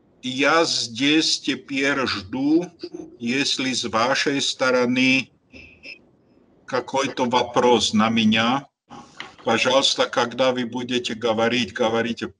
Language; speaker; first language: Russian; non-native, learner; Slovak